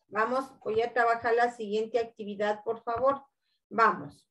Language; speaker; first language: Spanish; native; Spanish